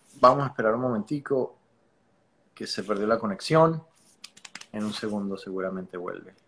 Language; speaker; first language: Spanish; native; Spanish